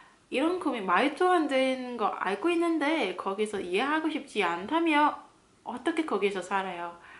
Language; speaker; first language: Korean; non-native, fluent; Cantonese